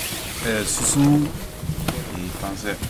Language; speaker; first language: French; non-native, local second language; Susu